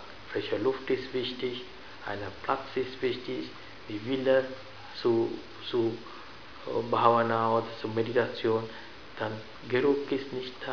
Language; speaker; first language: German; non-native, fluent; Sinhala